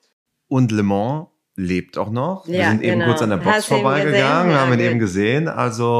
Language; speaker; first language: German; native; German